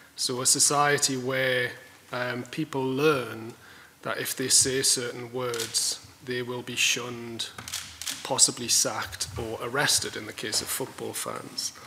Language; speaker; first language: English; native; English